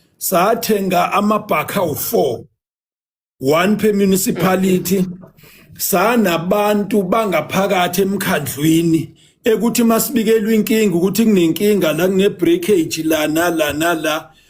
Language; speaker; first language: Zulu; native; Zulu